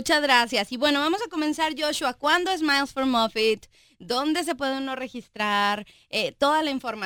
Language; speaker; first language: Spanish; native; Spanish